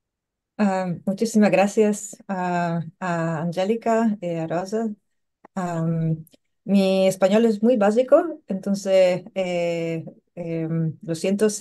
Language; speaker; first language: Spanish; non-native, learner; English